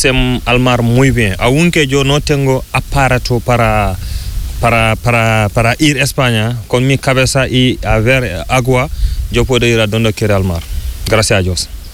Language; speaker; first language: Spanish; non-native, learner; Fula